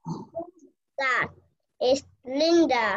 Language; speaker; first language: English; non-native, learner; Vietnamese